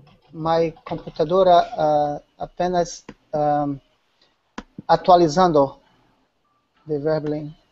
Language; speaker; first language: Spanish; non-native, learner; Portuguese